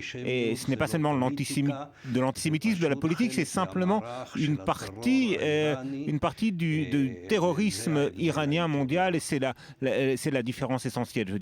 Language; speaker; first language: French; non-native, fluent; Hebrew